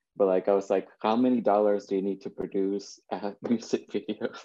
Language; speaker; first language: English; early bilingual, other home language; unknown